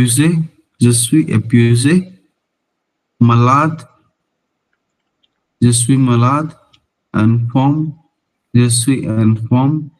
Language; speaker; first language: French; non-native, learner; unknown